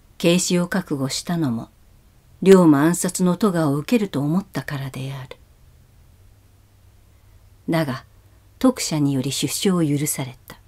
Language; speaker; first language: Japanese; native; Japanese